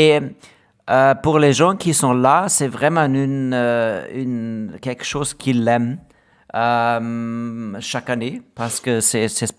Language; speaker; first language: French; non-native, learner; German